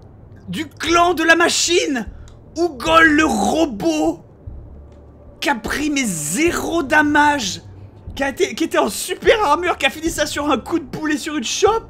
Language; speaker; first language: French; native; French